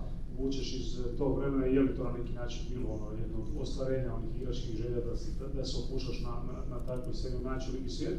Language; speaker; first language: Croatian; native; Croatian